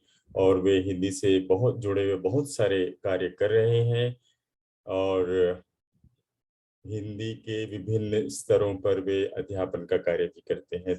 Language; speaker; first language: Hindi; native; Hindi